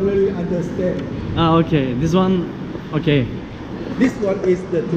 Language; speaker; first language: English; non-native, learner; Turkish